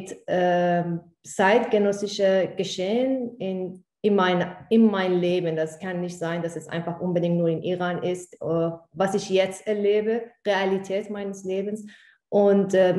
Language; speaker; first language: German; non-native, fluent; Persian